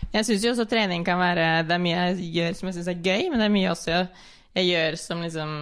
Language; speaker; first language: Norwegian; early bilingual, other home language; English